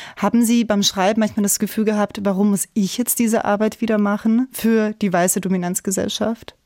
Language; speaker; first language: German; native; German